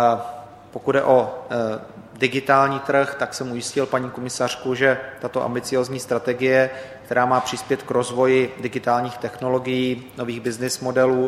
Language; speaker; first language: Czech; native; Czech